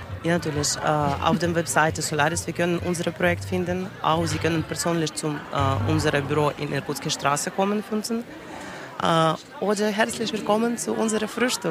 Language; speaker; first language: German; non-native, learner; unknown